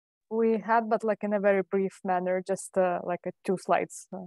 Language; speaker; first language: English; non-native, fluent; Lithuanian